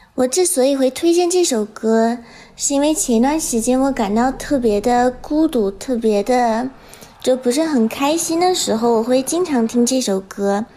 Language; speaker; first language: Chinese; non-native, fluent; English